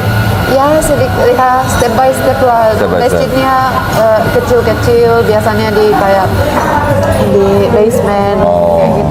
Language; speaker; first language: Indonesian; non-native, fluent; Finnish